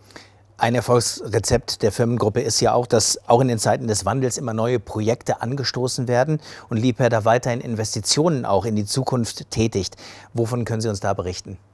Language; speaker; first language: German; native; German